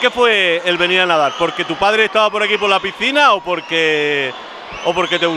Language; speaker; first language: Spanish; native; Spanish